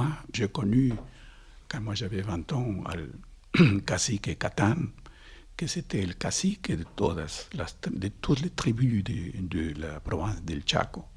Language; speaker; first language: French; non-native, fluent; Spanish